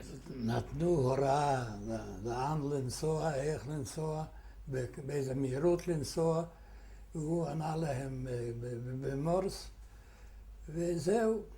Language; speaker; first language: Hebrew; non-native, fluent; Yiddish